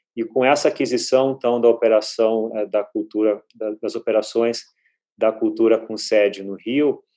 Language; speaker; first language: Portuguese; native; Portuguese